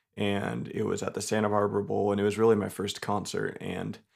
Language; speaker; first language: English; native; English